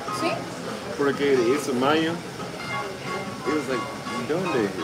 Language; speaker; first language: Spanish; non-native, learner; English